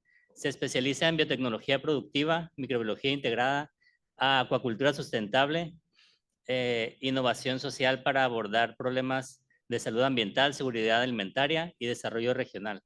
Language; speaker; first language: Spanish; native; Spanish